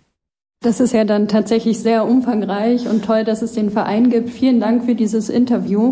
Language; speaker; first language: German; native; German